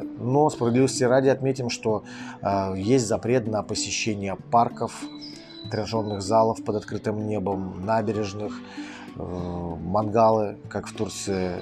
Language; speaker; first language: Russian; native; Russian